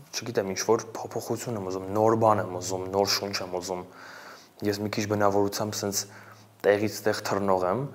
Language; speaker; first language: Armenian; native; Armenian